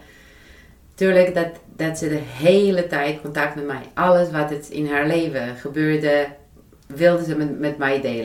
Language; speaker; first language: Dutch; non-native, fluent; Romanian